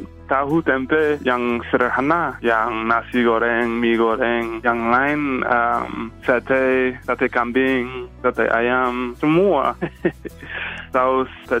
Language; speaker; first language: Indonesian; non-native, fluent; English